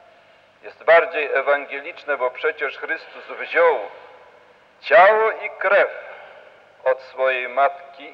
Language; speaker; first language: Polish; native; Polish